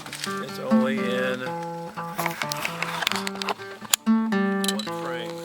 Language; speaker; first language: English; native; English